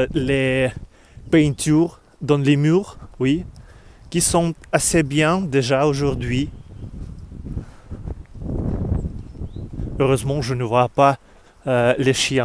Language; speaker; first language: French; non-native, learner; Russian